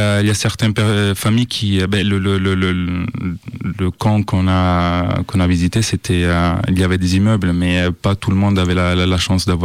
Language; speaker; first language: French; non-native, fluent; Italian